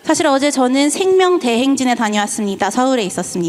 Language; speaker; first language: Korean; native; Korean